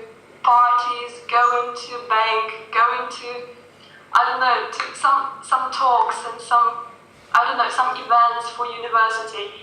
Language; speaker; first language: English; non-native, fluent; Russian